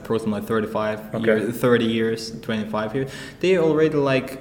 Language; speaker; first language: English; non-native, fluent; Azerbaijani